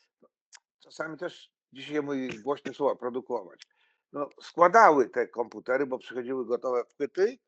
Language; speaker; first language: Polish; native; Polish